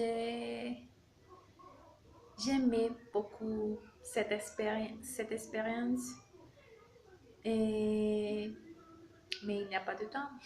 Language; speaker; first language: French; non-native, learner; Spanish